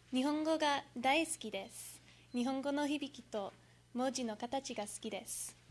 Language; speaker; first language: Japanese; non-native, learner; English